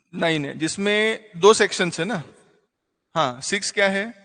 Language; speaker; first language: Hindi; non-native, local second language; Marathi